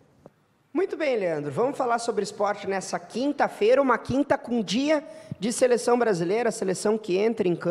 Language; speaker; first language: Portuguese; native; Portuguese